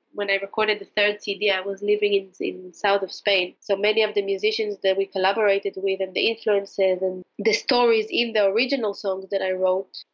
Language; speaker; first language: English; non-native, fluent; Hebrew